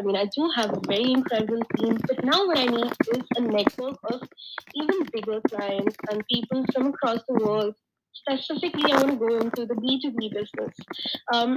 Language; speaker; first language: English; non-native, local second language; Hindi